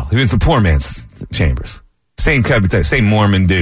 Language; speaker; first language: English; native; English